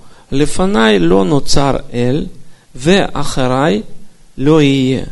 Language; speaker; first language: Hebrew; non-native, fluent; Russian